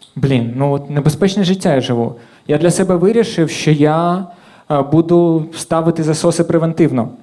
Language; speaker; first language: Ukrainian; native; Ukrainian